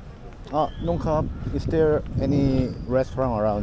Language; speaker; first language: English; non-native, learner; Korean